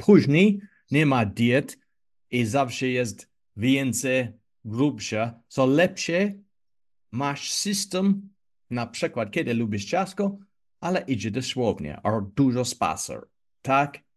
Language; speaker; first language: Polish; non-native, learner; English